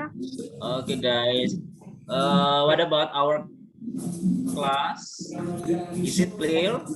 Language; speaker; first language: English; non-native, learner; Indonesian